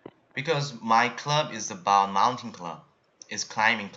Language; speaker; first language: English; non-native, learner; Korean